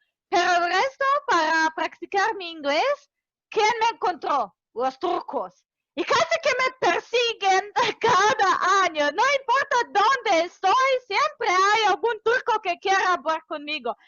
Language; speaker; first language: Spanish; non-native, fluent; Serbian